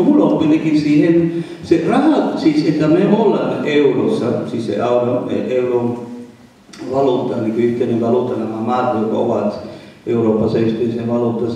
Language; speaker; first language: Finnish; non-native, fluent; Spanish